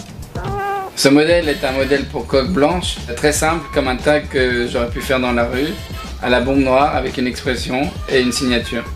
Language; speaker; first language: French; non-native, fluent; Spanish